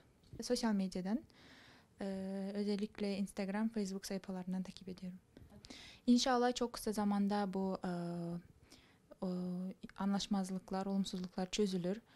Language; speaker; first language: Turkish; non-native, fluent; Kazakh